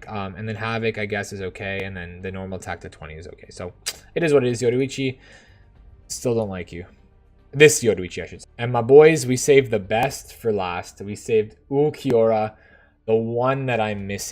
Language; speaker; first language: English; native; English